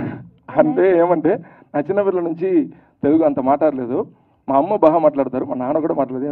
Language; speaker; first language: Telugu; early bilingual, heritage; Tamil